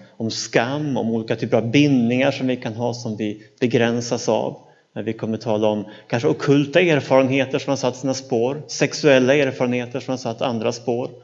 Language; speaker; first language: Swedish; native; Swedish